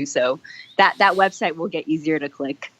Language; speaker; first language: English; native; English